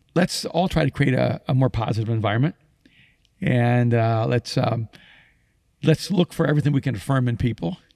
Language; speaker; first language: English; early bilingual, other home language; Spanish